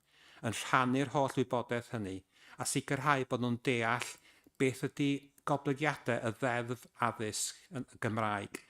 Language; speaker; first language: Welsh; native; Welsh